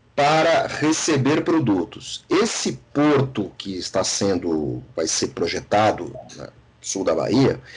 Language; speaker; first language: Portuguese; native; Portuguese